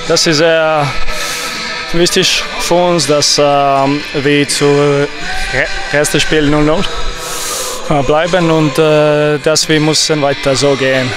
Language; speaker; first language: German; non-native, learner; Croatian